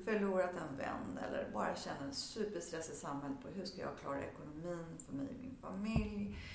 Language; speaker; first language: Swedish; early bilingual, heritage; Swedish